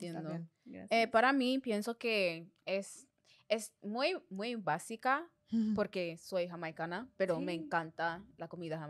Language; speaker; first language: Spanish; non-native, learner; English